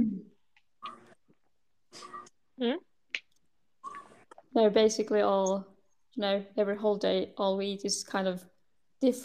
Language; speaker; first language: English; non-native, fluent; Swedish